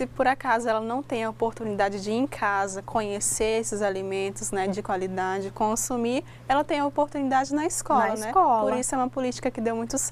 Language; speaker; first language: Portuguese; native; Portuguese